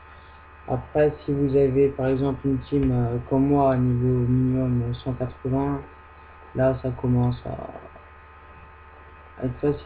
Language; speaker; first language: French; native; French